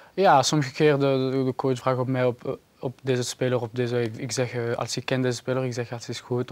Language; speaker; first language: Dutch; non-native, learner; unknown